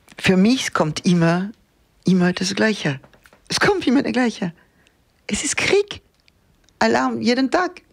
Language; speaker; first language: German; non-native, fluent; Ukrainian